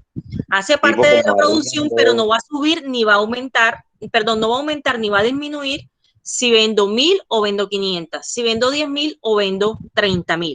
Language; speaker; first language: Spanish; native; Spanish